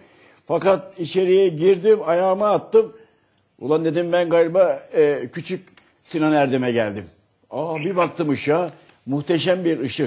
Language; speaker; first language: Turkish; native; Turkish